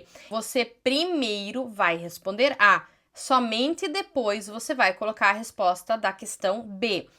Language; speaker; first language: Portuguese; native; Portuguese